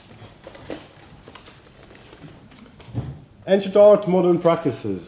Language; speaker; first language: English; non-native, fluent; French